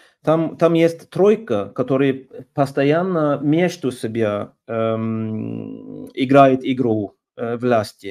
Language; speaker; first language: Russian; non-native, fluent; Norwegian